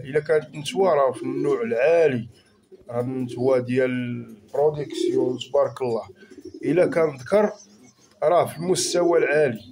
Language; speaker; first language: Arabic; native; Arabic